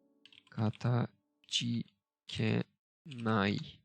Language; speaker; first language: Japanese; non-native, learner; Turkish